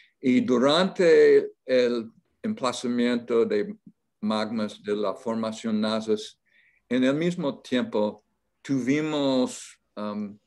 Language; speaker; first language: Spanish; non-native, learner; English